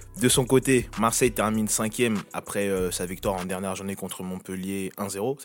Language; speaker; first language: French; native; French